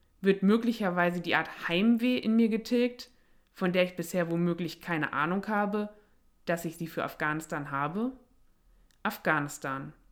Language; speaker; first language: German; native; German